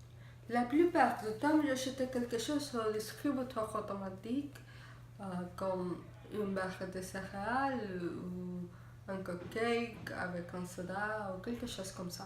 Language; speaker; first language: French; non-native, learner; Spanish